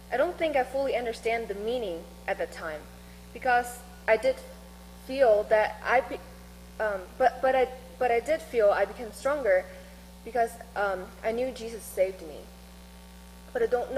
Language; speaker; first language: English; non-native, fluent; Chinese